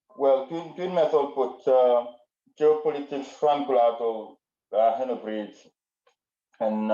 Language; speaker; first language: Welsh; non-native, learner; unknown